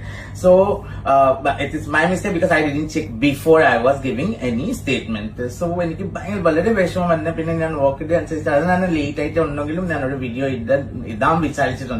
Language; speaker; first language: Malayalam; non-native, local second language; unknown